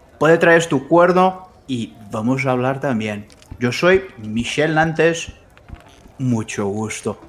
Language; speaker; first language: Spanish; non-native, fluent; Portuguese